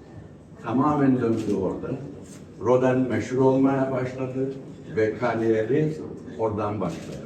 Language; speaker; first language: Turkish; early bilingual, heritage; Turkish